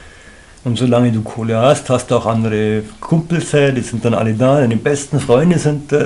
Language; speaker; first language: German; native; German